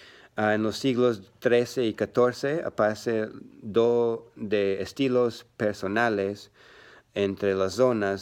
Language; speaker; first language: Spanish; non-native, learner; English